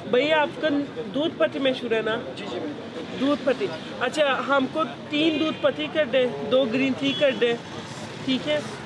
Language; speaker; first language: Hindi; non-native, learner; Turkish